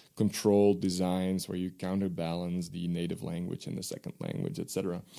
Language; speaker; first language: English; non-native, fluent; Dutch